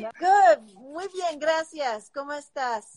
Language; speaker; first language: Spanish; non-native, learner; English